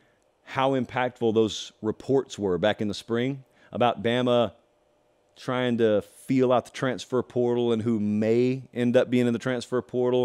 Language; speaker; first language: English; native; English